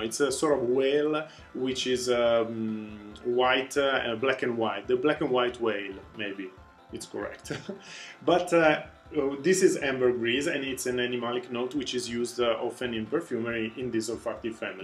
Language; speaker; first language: English; non-native, fluent; Italian